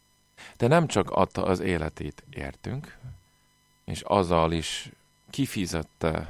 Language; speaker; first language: Hungarian; non-native, fluent; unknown